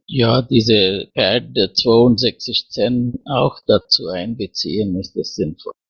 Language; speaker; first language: German; non-native, learner; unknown